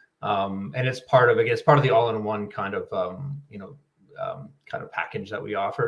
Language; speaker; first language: English; native; English